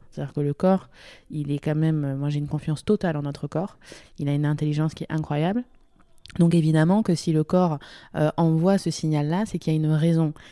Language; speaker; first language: French; native; French